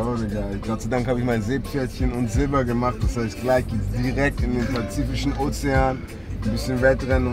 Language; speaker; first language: German; native; German